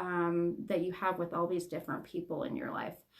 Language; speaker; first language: English; native; English